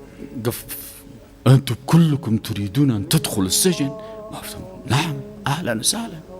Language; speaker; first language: Arabic; non-native, learner; Persian